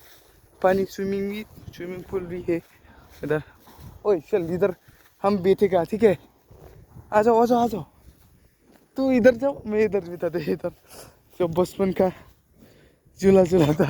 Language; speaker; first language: Hindi; non-native, local second language; Bodo